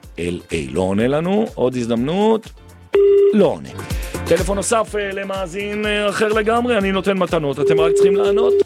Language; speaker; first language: Hebrew; native; Hebrew